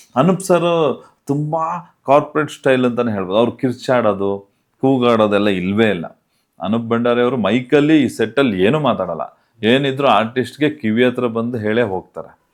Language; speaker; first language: Kannada; non-native, local second language; Tulu